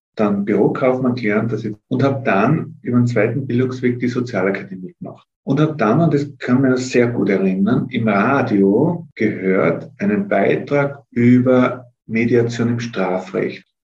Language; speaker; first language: German; native; German